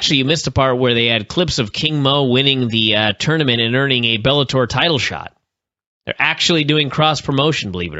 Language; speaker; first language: English; native; English